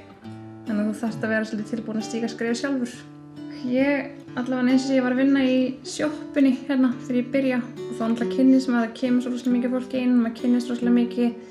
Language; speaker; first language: Icelandic; native; Icelandic